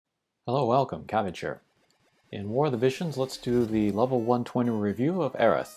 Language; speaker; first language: English; native; English